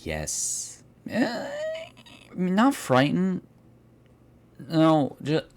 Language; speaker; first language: English; native; English